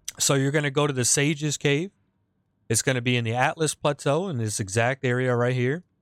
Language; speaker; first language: English; native; English